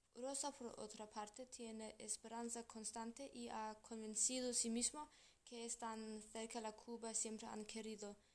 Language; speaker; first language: Spanish; non-native, learner; English